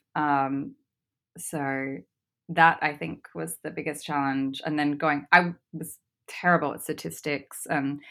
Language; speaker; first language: English; native; English